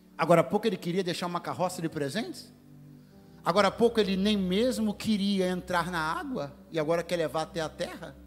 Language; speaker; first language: Portuguese; native; Portuguese